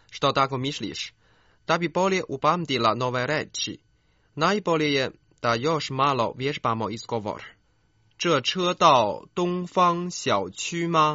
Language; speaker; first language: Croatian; non-native, fluent; Chinese